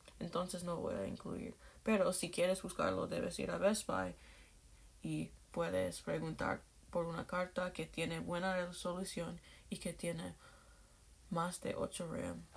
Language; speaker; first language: Spanish; non-native, learner; English